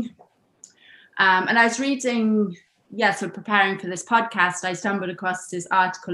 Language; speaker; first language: English; native; English